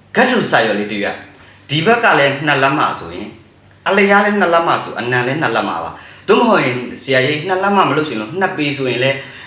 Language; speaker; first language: Burmese; native; Burmese